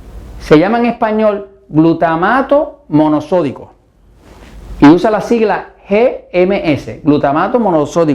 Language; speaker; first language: Spanish; native; Spanish